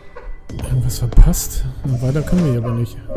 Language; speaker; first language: German; native; German